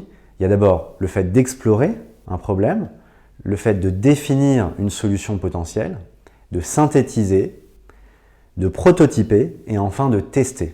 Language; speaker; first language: French; native; French